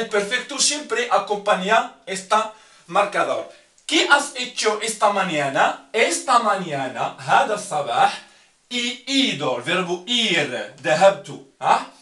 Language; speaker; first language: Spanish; non-native, fluent; Arabic